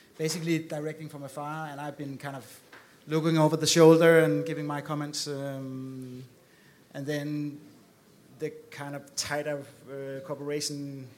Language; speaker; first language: English; non-native, fluent; Danish